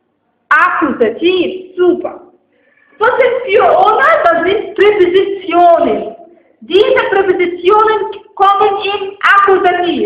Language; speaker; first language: German; non-native, fluent; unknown